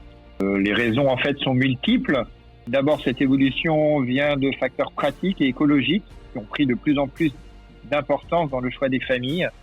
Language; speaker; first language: French; native; French